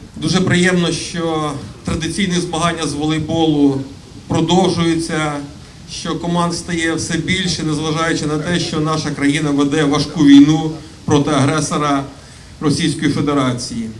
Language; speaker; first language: Ukrainian; native; Ukrainian